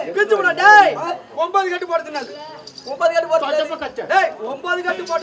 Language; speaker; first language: Tamil; native; Tamil